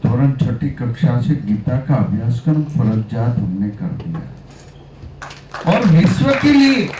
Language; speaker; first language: Hindi; non-native, local second language; Gujarati